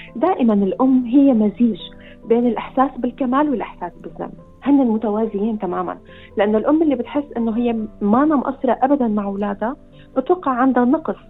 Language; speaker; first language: Arabic; native; Arabic